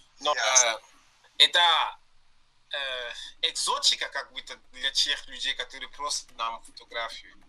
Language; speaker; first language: Russian; non-native, learner; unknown